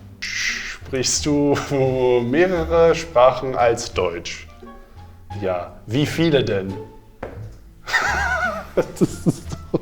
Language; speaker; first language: German; native; German